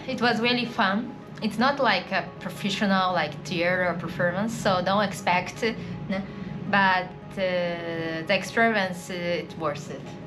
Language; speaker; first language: English; non-native, fluent; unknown